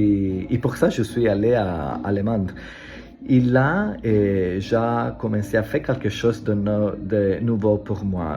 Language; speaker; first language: French; non-native, learner; Italian